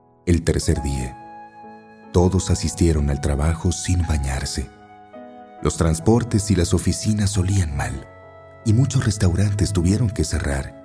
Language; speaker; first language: Spanish; native; Spanish